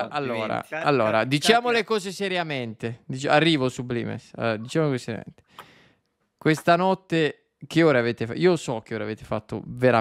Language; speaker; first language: Italian; native; Italian